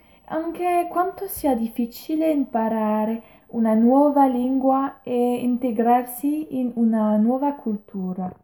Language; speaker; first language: Italian; non-native, learner; French